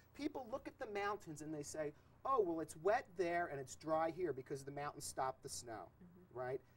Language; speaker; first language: English; native; English